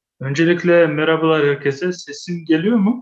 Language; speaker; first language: Turkish; early bilingual, heritage; Turkish